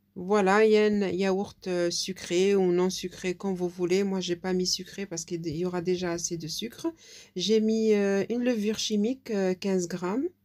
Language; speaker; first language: French; non-native, local second language; Arabic